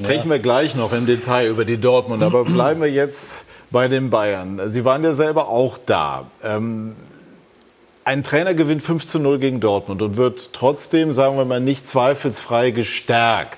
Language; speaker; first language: German; native; German